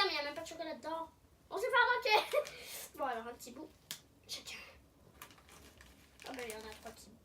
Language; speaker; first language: French; native; French